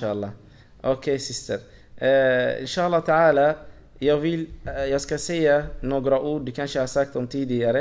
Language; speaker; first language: Swedish; non-native, fluent; Arabic